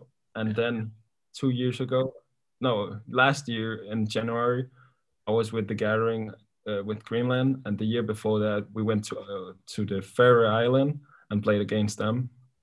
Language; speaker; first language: English; non-native, fluent; Kalaallisut